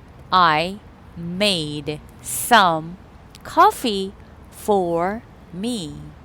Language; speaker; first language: English; non-native, fluent; Korean